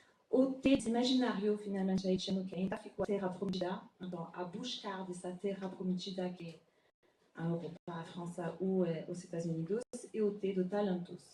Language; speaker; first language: Portuguese; non-native, fluent; French